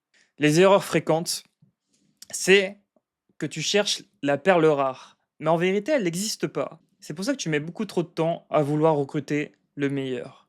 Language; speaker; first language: French; native; French